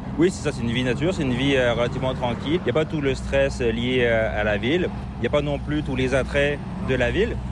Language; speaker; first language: French; native; French